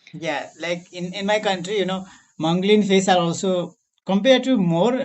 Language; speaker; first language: English; non-native, learner; Nepali